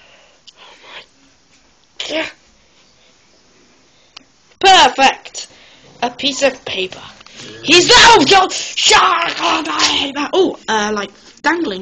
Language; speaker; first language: English; native; English